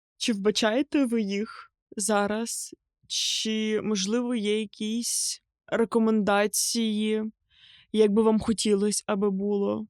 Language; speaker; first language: Ukrainian; native; Ukrainian